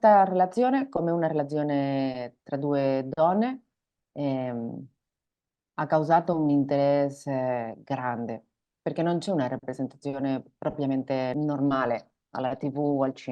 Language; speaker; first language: Italian; non-native, learner; Spanish